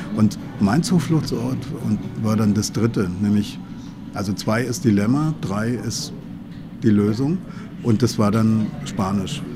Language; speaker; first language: German; native; German